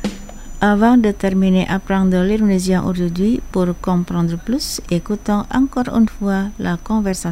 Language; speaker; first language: French; non-native, fluent; Indonesian